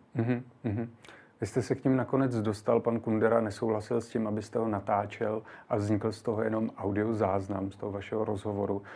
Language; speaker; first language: Czech; native; Czech